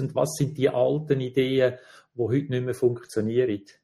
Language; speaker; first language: German; native; German